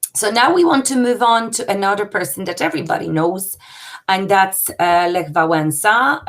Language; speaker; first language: English; non-native, fluent; Polish